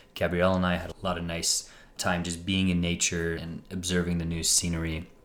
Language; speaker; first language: English; native; English